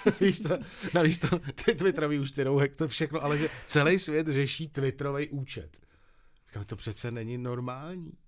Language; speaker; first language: Czech; native; Czech